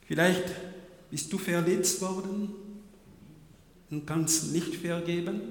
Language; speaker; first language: German; non-native, fluent; French